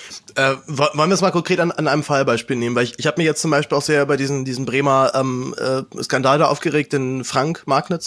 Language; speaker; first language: German; native; German